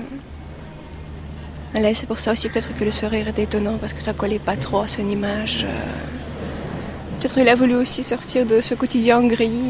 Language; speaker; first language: French; non-native, fluent; Russian